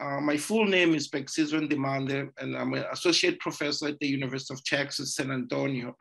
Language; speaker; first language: English; non-native, local second language; Zulu